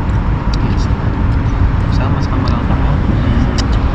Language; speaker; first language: Filipino; native; Filipino